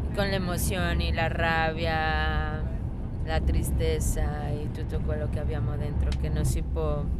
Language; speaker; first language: Italian; non-native, learner; Spanish